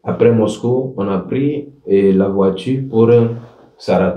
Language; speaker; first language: French; non-native, local second language; Ewe